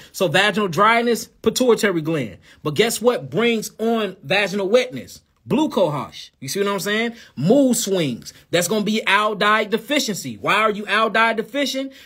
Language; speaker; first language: English; native; English